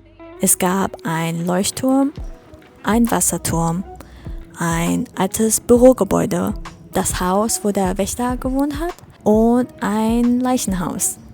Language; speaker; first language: German; non-native, fluent; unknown